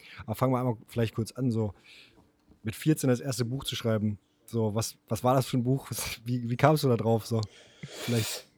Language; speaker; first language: German; native; German